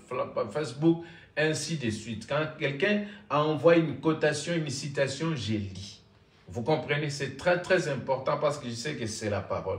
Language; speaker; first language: French; non-native, local second language; Lingala